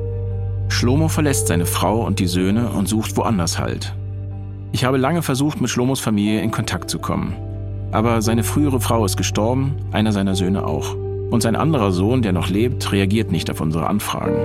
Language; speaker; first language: German; native; German